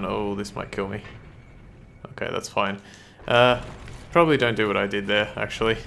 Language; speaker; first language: English; native; English